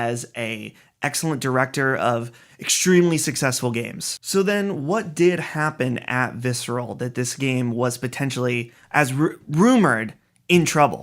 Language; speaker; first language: English; native; English